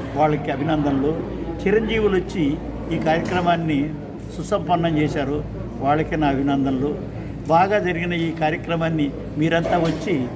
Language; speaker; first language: Telugu; native; Telugu